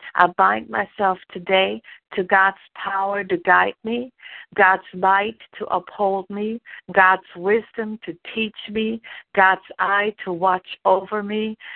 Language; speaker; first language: English; non-native, fluent; German